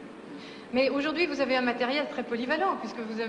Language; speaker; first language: French; native; French